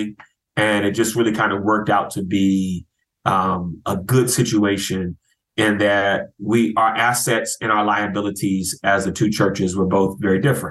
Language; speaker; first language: English; native; English